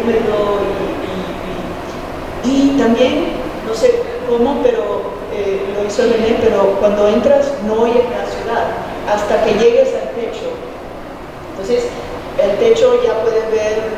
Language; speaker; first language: Spanish; early bilingual, heritage; Spanish